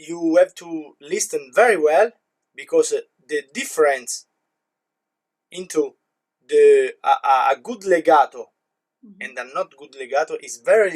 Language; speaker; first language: English; non-native, learner; Italian